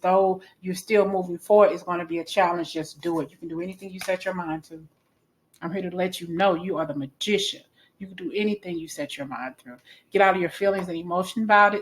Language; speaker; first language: English; native; English